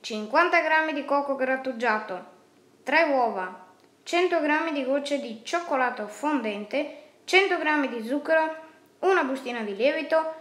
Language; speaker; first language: Italian; native; Italian